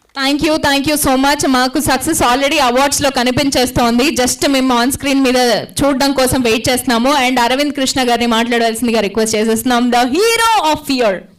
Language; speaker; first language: Telugu; native; Telugu